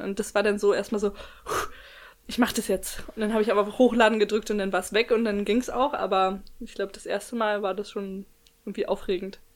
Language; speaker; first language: German; native; German